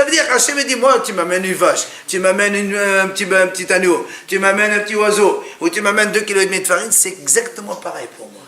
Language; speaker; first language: French; native; French